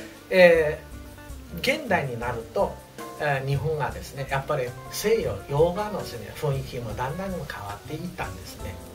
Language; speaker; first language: Japanese; non-native, fluent; Chinese